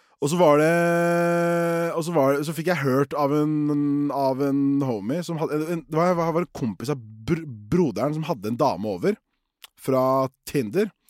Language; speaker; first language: Norwegian; early bilingual, other home language; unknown